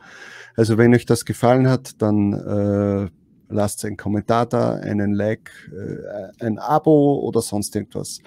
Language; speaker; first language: German; native; German